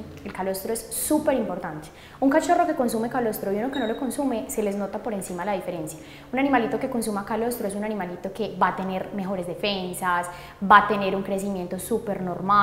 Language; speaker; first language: Spanish; native; Spanish